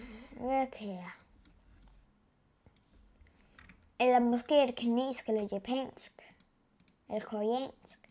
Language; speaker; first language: Danish; early bilingual, other home language; Spanish